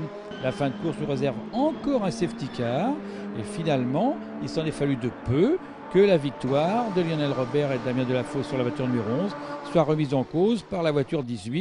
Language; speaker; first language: French; native; French